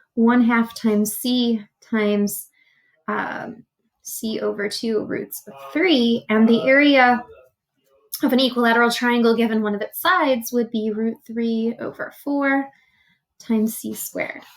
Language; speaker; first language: English; native; English